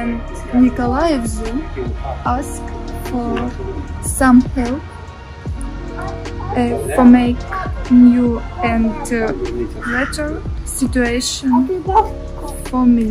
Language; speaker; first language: English; non-native, learner; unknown